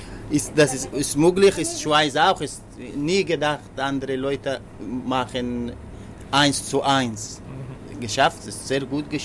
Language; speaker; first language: German; non-native, learner; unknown